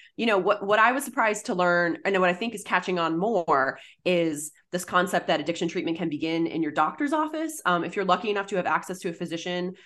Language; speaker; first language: English; native; English